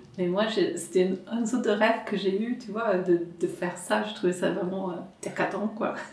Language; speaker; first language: French; non-native, fluent; English